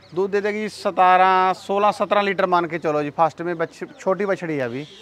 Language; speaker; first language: Hindi; native; Hindi